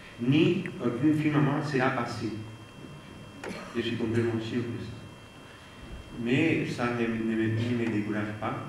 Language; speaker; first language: French; non-native, fluent; Spanish